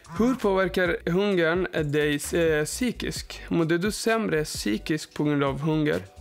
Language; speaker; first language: Swedish; non-native, fluent; Persian